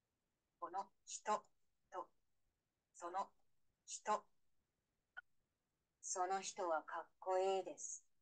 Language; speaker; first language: Japanese; non-native, learner; Vietnamese